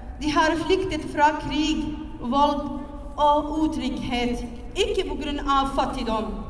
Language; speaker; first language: Norwegian; non-native, fluent; Arabic